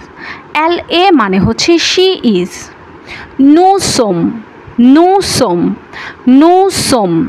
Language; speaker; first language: French; non-native, fluent; Bangla